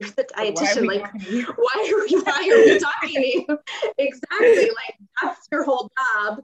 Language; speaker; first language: English; non-native, fluent; Ukrainian